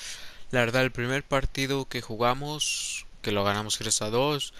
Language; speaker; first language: Spanish; early bilingual, heritage; Spanish